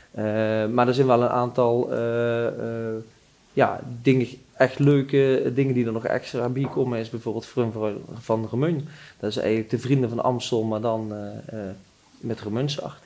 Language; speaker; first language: Dutch; native; Dutch